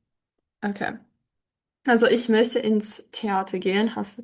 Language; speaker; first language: German; non-native, fluent; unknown